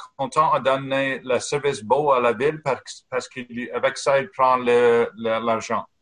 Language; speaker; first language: French; non-native, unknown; English